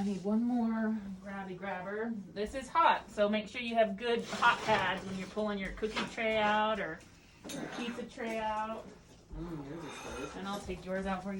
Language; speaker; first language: English; native; English